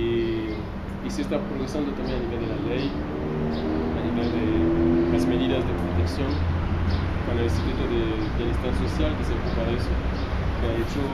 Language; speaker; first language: Spanish; non-native, fluent; Haitian Creole